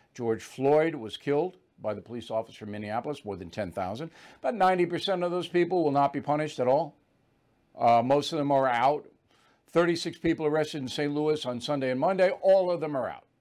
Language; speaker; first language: English; native; English